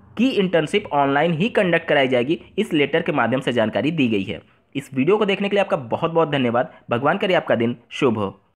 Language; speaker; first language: Hindi; native; Hindi